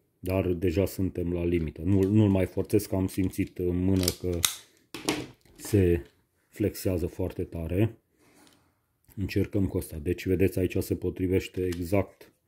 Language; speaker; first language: Romanian; non-native, local second language; Hungarian